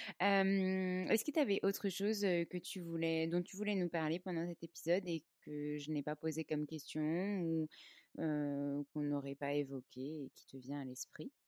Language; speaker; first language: French; native; French